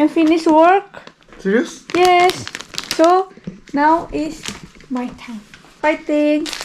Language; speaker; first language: English; non-native, learner; Indonesian